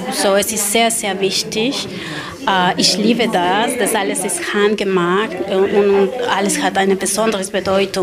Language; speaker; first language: German; non-native, learner; Spanish